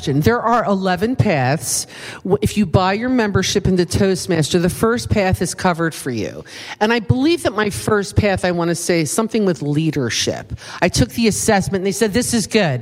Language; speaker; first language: English; native; English